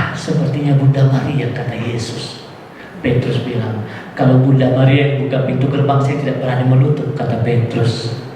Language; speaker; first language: Indonesian; non-native, local second language; Batak Toba